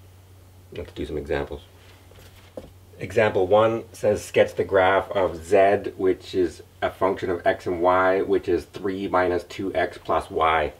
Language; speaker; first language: English; native; English